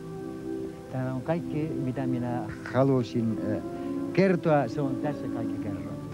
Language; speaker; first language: Finnish; early bilingual, heritage; Finnish